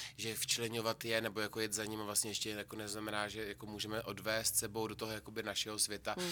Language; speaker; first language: Czech; native; Czech